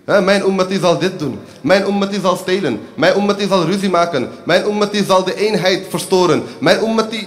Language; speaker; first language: Dutch; early bilingual, other home language; Urdu